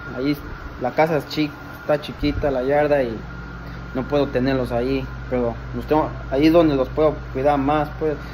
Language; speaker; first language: Spanish; early bilingual, heritage; Spanish